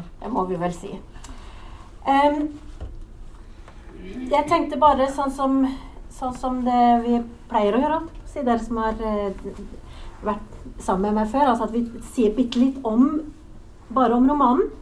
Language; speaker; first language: Norwegian; native; Norwegian